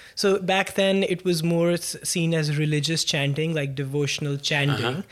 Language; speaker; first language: English; non-native, local second language; Punjabi